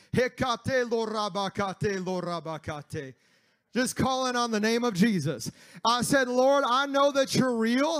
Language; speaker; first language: English; native; English